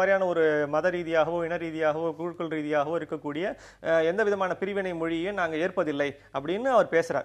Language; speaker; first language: Tamil; native; Tamil